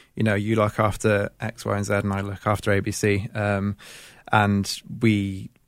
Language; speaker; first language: English; native; English